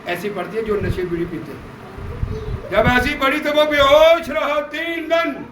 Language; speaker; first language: Hindi; non-native, local second language; Punjabi